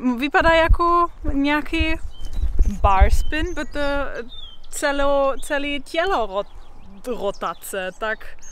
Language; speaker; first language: Czech; non-native, learner; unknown